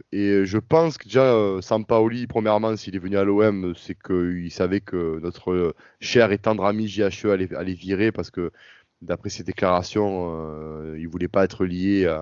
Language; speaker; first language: French; native; French